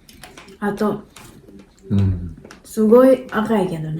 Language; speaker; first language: Japanese; non-native, fluent; Filipino